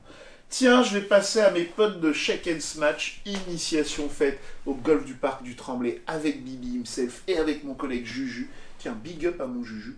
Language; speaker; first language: French; native; French